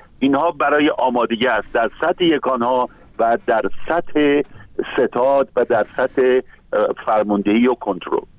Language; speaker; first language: Persian; native; Persian